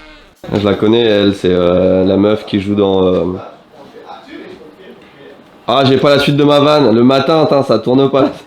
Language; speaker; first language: French; native; French